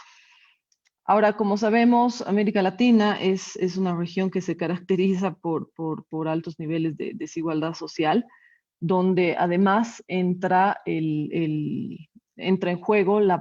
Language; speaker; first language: Spanish; native; Spanish